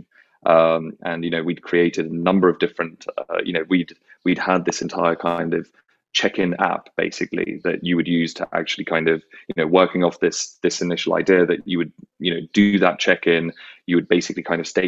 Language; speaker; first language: English; native; English